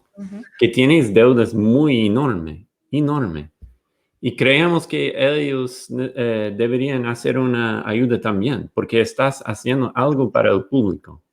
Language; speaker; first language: Spanish; non-native, fluent; English